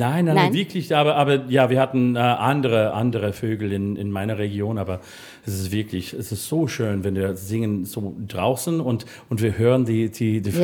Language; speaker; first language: German; non-native, learner; English